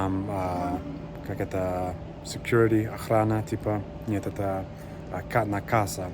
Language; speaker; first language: Russian; non-native, learner; English